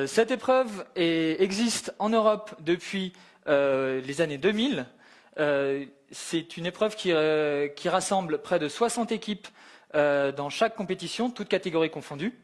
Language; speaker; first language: French; native; French